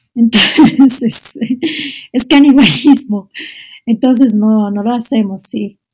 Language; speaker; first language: Spanish; non-native, fluent; Arabic